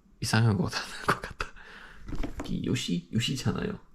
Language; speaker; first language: Korean; non-native, learner; English